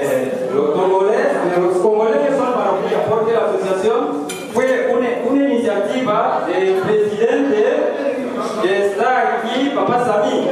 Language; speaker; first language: Spanish; non-native, learner; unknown